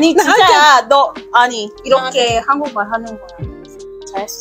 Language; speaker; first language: Korean; non-native, fluent; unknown